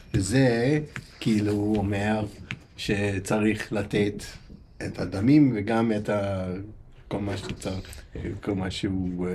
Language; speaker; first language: Hebrew; non-native, fluent; English